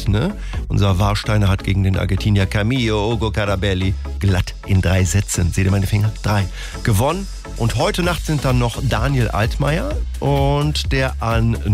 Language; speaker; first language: German; native; German